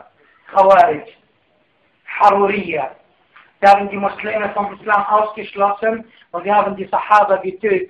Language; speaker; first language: German; non-native, fluent; Arabic